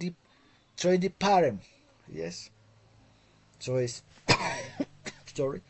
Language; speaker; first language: English; non-native, fluent; Spanish